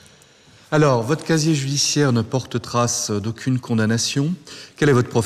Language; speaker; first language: French; native; French